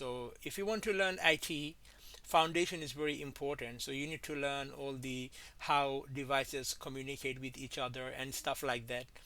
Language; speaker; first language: English; non-native, fluent; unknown